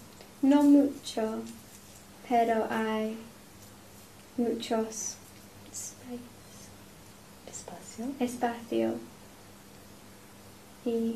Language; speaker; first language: Spanish; non-native, learner; English